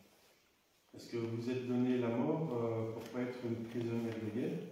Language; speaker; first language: French; native; French